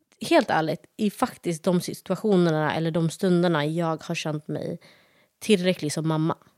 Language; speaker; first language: Swedish; early bilingual, other home language; Somali